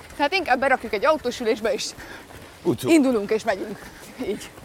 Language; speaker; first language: Hungarian; native; Hungarian